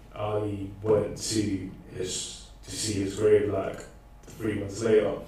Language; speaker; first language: English; non-native, local second language; Akan